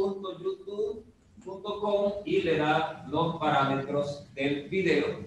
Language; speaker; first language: Spanish; native; Spanish